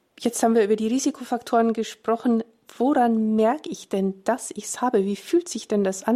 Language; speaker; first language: German; native; German